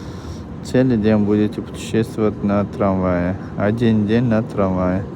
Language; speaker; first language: Russian; non-native, fluent; Tajik